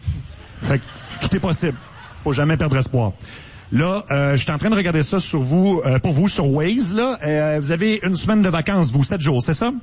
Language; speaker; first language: French; native; French